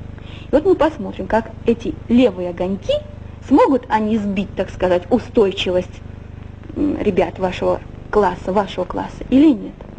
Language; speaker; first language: Russian; native; Russian